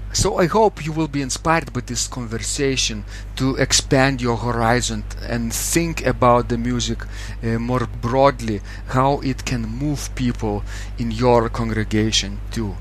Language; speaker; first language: English; non-native, fluent; Lithuanian